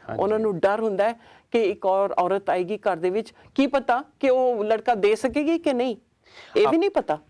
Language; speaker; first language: Punjabi; early bilingual, heritage; Punjabi